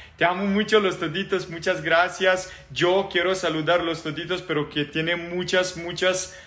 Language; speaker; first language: Spanish; non-native, learner; Serbian